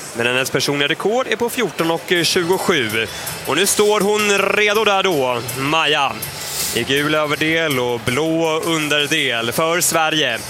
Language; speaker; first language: Swedish; native; Swedish